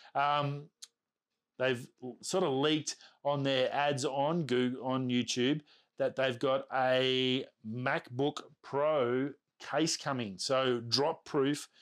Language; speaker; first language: English; native; English